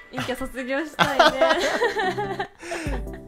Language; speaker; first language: Japanese; native; Japanese